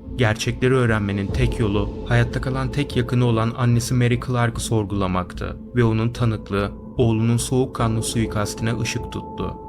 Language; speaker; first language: Turkish; native; Turkish